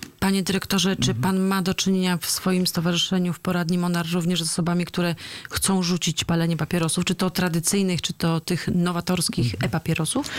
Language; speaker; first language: Polish; native; Polish